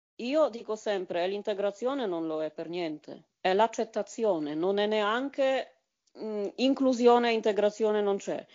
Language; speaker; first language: Italian; non-native, fluent; Polish